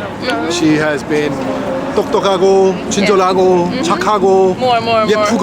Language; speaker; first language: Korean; non-native, learner; English